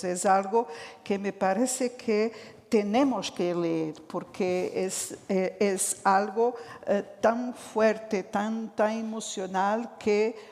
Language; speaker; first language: Spanish; non-native, fluent; Portuguese